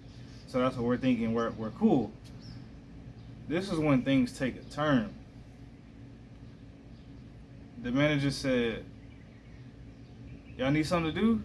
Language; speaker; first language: English; native; English